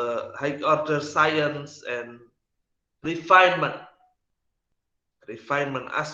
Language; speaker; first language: English; non-native, learner; Indonesian